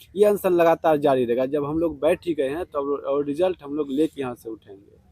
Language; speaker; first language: Hindi; native; Hindi